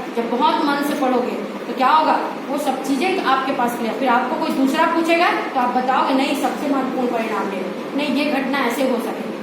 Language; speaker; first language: Hindi; non-native, local second language; Chhattisgarhi